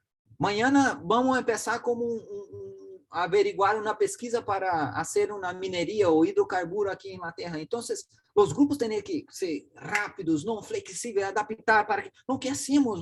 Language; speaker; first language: Spanish; non-native, learner; Portuguese